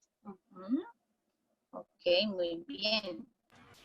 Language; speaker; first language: Spanish; native; Spanish